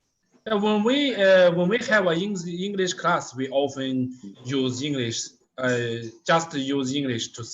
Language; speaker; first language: English; non-native, learner; Chinese